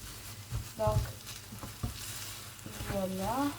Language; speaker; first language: French; non-native, local second language; Malagasy